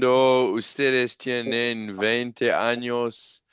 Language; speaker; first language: Spanish; non-native, learner; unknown